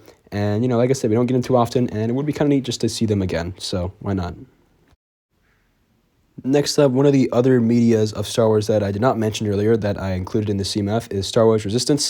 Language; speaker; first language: English; native; English